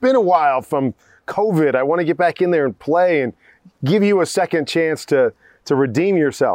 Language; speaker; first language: English; native; English